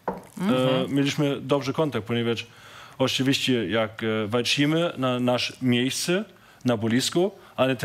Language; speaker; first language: Polish; non-native, learner; German